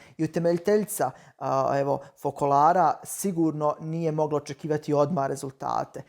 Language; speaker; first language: Bosnian; native; Bosnian